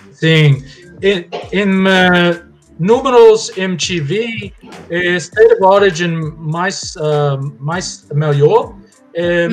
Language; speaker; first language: Portuguese; non-native, learner; English